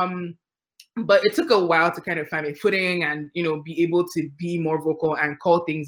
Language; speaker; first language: English; non-native, local second language; Yoruba